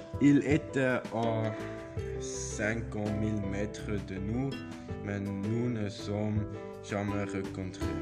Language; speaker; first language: French; non-native, learner; German